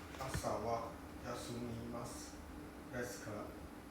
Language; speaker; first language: Japanese; non-native, learner; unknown